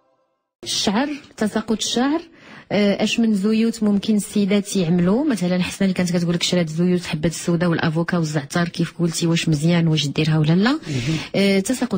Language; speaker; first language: Arabic; native; Arabic